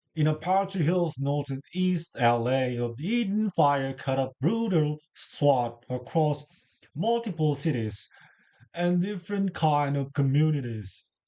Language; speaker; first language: English; non-native, learner; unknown